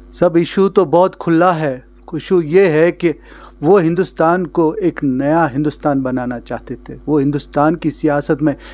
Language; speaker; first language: Hindi; non-native, local second language; Kashmiri